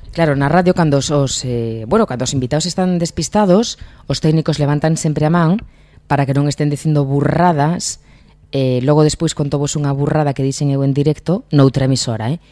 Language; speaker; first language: Galician; native; Galician